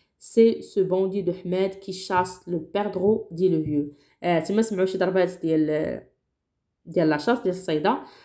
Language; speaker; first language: French; non-native, local second language; Arabic